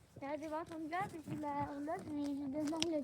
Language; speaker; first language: French; native; French